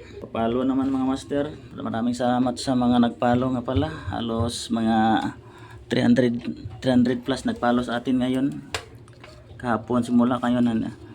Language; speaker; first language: Filipino; non-native, local second language; Cebuano